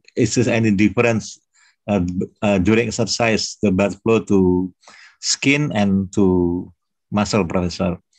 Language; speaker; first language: English; non-native, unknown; Indonesian